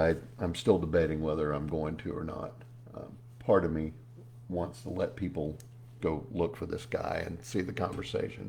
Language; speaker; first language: English; native; English